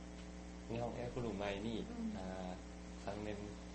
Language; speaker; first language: Japanese; non-native, learner; Thai